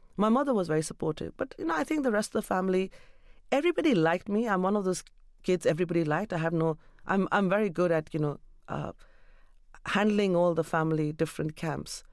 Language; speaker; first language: English; non-native, local second language; Urdu